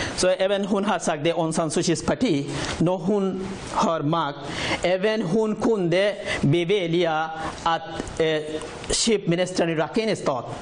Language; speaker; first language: Swedish; non-native, learner; Rohingya